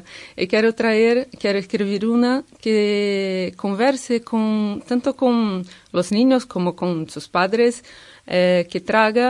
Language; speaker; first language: Spanish; non-native, fluent; Portuguese